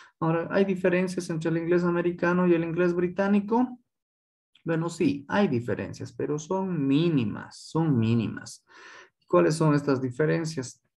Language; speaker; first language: Spanish; non-native, local second language; Quechua